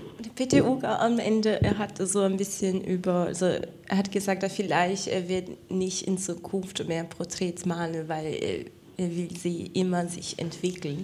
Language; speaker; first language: German; non-native, fluent; Portuguese